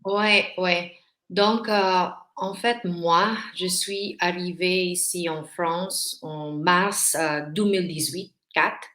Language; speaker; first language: French; non-native, learner; Filipino